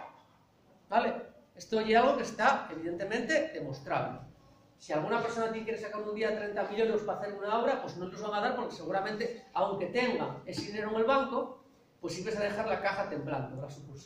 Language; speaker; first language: Spanish; native; Spanish